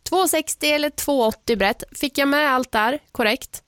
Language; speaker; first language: Swedish; native; Swedish